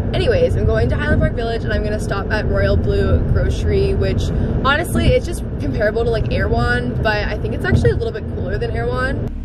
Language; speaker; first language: English; native; English